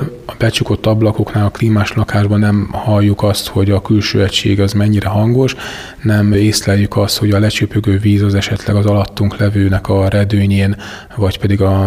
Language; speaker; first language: Hungarian; native; Hungarian